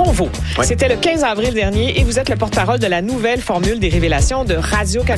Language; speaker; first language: French; native; French